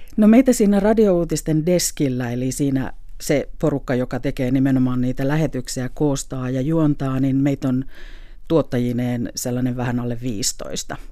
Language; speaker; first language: Finnish; native; Finnish